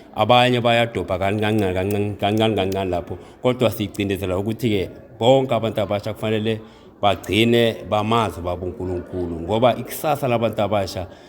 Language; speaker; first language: Zulu; non-native, local second language; South Ndebele